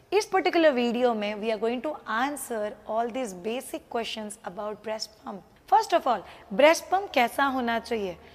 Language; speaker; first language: Hindi; non-native, local second language; Marathi